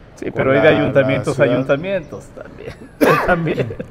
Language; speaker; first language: Spanish; native; Spanish